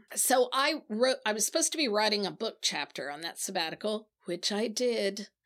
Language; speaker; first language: English; native; English